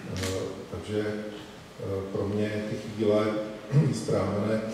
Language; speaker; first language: Czech; native; Czech